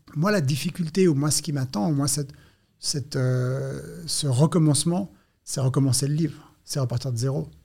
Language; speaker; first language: French; native; French